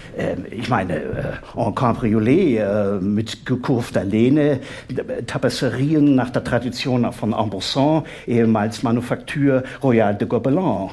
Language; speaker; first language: German; native; German